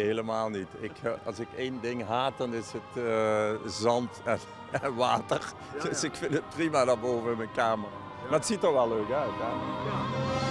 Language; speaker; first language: Dutch; native; Dutch